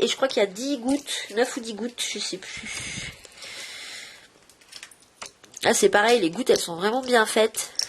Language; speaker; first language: French; native; French